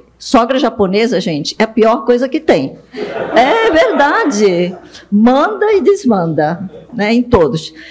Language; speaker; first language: Portuguese; early bilingual, other home language; Japanese